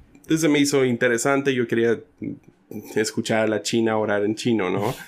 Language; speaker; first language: Spanish; early bilingual, other home language; English